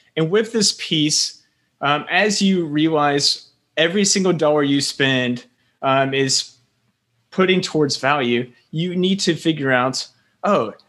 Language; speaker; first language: English; native; English